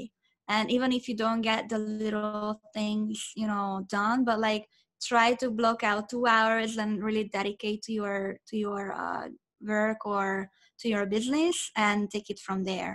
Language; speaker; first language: English; non-native, fluent; Hungarian